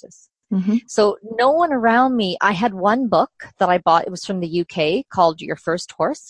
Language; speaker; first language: English; native; English